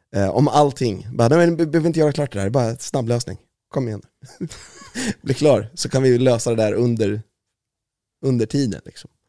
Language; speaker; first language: Swedish; native; Swedish